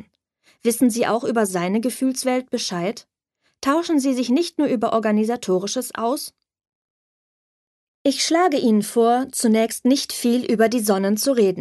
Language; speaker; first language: German; native; German